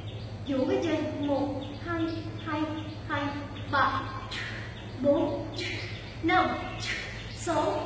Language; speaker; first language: Vietnamese; native; Vietnamese